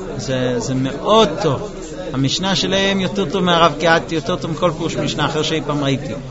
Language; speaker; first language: Hebrew; non-native, fluent; English